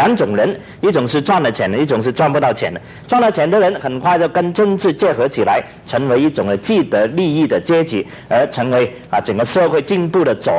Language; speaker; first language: Chinese; non-native, local second language; Cantonese